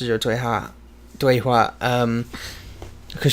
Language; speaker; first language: Chinese; non-native, learner; English